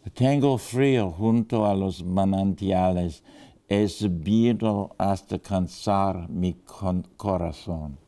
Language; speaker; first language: Spanish; non-native, fluent; English